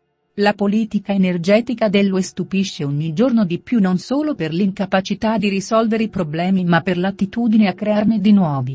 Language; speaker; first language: Italian; native; Italian